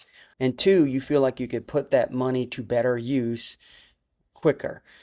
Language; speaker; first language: English; native; English